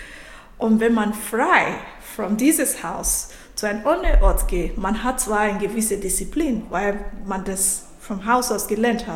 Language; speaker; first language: German; non-native, fluent; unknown